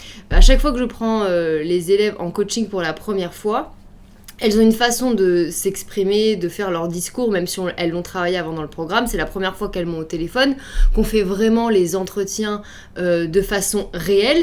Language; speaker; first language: French; native; French